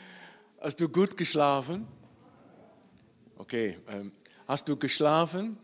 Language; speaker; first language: German; non-native, learner; Dutch